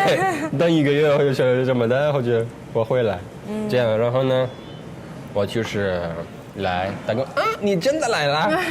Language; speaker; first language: Chinese; non-native, learner; Arabic